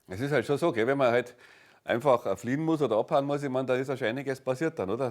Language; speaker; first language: German; native; German